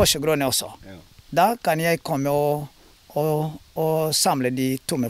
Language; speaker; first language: Norwegian; non-native, learner; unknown